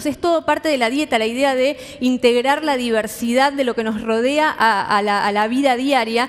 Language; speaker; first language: Spanish; native; Spanish